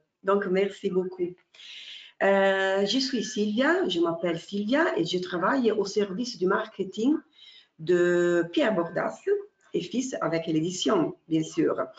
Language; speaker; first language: French; non-native, fluent; Italian